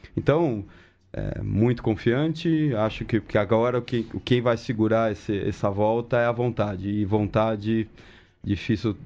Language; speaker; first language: Portuguese; early bilingual, other home language; Spanish